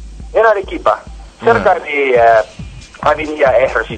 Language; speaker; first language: Spanish; non-native, learner; English